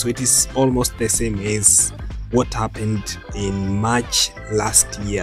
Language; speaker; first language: English; non-native, local second language; Swahili